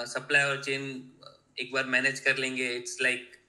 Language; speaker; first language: Hindi; non-native, local second language; Gujarati